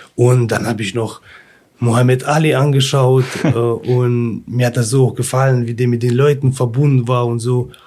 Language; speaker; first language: German; early bilingual, other home language; Russian